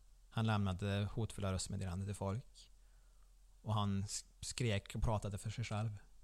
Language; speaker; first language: Swedish; native; Swedish